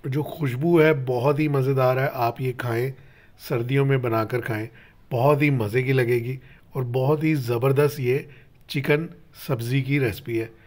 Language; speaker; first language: Urdu; native; Urdu